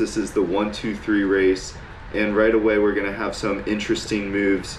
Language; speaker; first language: English; native; English